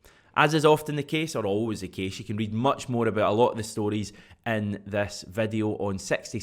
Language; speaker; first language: English; native; English